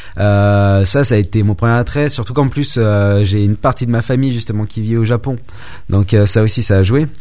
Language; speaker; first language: French; early bilingual, other home language; Vietnamese